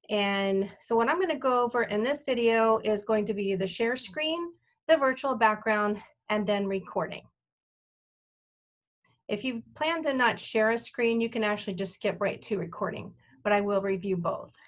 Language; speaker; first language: English; native; English